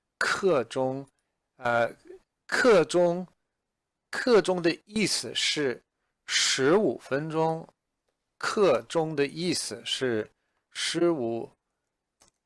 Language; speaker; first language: Chinese; non-native, fluent; English